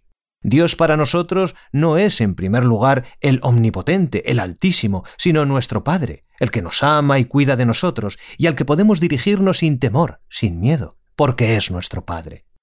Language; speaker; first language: Spanish; native; Spanish